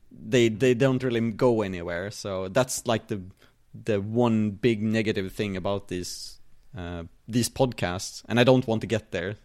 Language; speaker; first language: English; non-native, fluent; Swedish